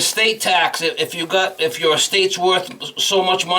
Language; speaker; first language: English; native; English